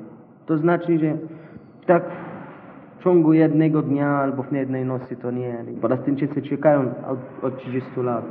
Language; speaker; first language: Polish; non-native, learner; Arabic